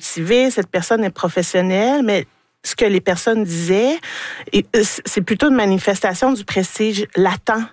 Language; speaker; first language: French; native; French